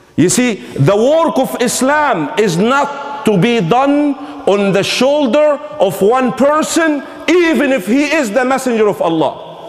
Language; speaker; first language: English; non-native, fluent; Arabic